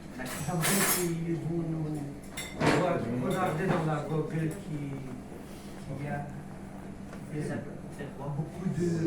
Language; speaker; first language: French; non-native, learner; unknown